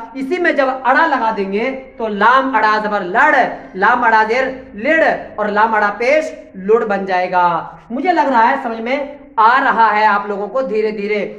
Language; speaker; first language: Hindi; native; Hindi